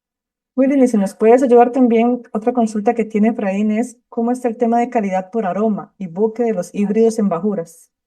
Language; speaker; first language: Spanish; native; Spanish